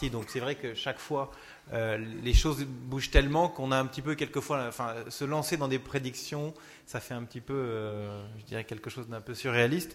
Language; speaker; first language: French; native; French